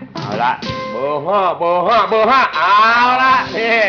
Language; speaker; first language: Thai; native; Thai